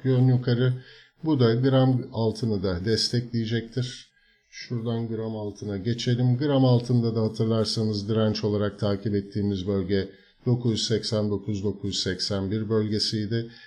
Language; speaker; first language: Turkish; native; Turkish